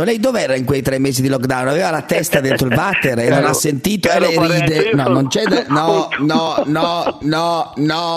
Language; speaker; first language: Italian; native; Italian